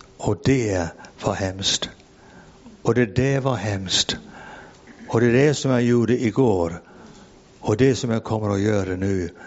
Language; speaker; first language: Swedish; non-native, fluent; English